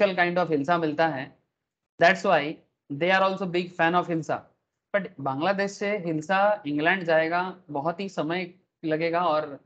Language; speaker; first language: Hindi; non-native, local second language; Bangla